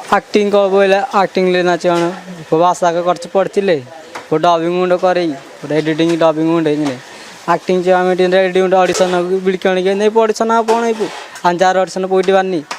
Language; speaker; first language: Malayalam; non-native, learner; Odia